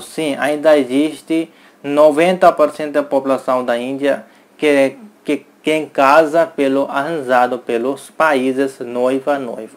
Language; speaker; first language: Portuguese; non-native, learner; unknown